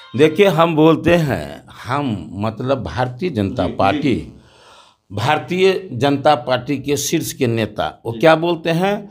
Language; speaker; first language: Hindi; native; Hindi